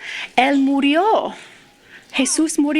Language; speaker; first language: Spanish; non-native, fluent; English